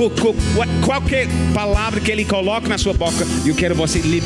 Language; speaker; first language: Portuguese; non-native, learner; English